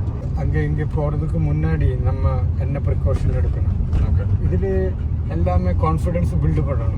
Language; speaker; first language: Tamil; non-native, learner; Malayalam